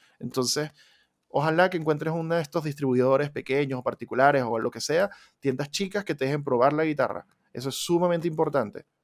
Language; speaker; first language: Spanish; native; Spanish